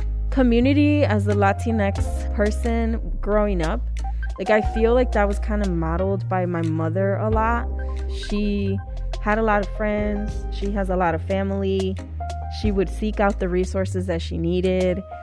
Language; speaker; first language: English; early bilingual, other home language; Spanish